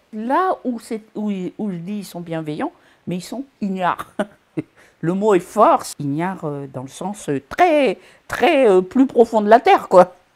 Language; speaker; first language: French; non-native, local second language; Malagasy